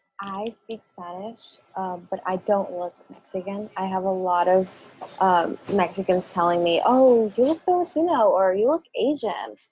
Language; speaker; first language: English; early bilingual, other home language; Spanish